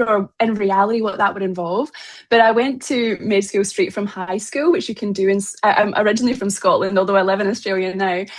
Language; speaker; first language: English; native; English